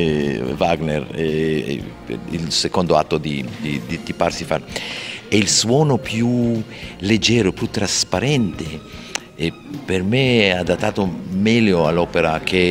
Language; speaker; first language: Italian; non-native, fluent; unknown